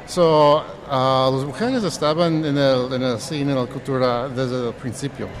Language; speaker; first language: Spanish; early bilingual, heritage; English